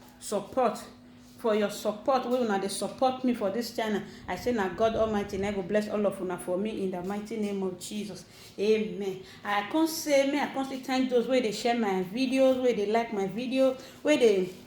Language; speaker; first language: Nigerian Pidgin; non-native, local second language; Bini